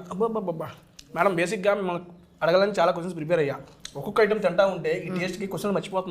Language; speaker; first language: Telugu; native; Telugu